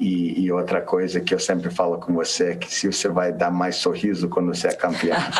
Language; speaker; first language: Portuguese; non-native, fluent; English